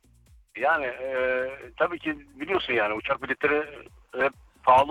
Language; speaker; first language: Turkish; early bilingual, other home language; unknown